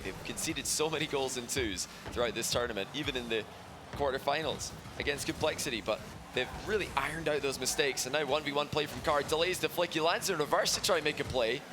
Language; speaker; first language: English; native; English